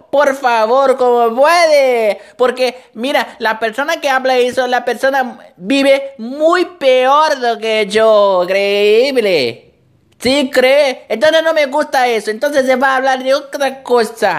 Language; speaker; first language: Spanish; non-native, learner; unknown